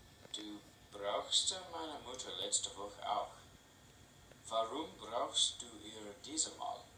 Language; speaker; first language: German; non-native, learner; English